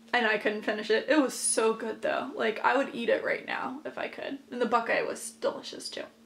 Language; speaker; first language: English; native; English